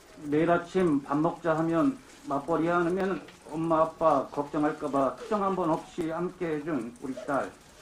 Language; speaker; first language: Korean; native; Korean